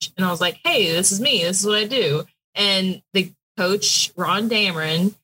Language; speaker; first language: English; native; English